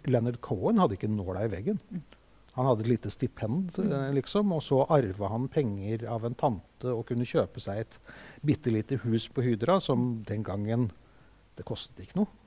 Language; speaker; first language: Norwegian; native; Norwegian